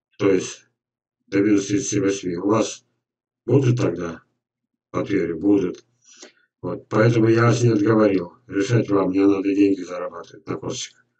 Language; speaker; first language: Russian; native; Russian